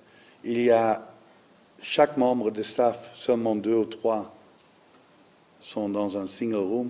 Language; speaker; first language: French; non-native, learner; Dutch